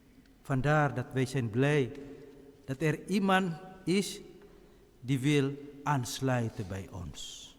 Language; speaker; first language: Dutch; non-native, fluent; Indonesian